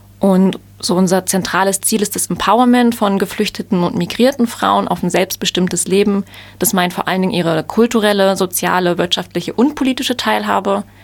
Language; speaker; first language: German; native; German